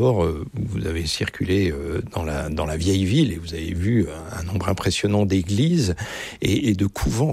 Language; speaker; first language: French; native; French